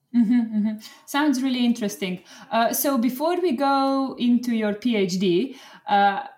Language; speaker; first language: English; non-native, fluent; Slovenian